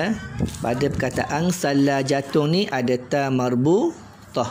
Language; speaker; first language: Malay; native; Malay